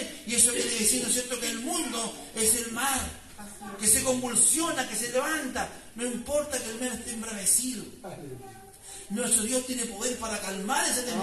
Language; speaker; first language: Spanish; native; Spanish